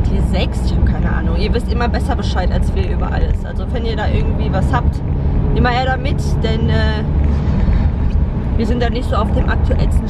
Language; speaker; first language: German; native; German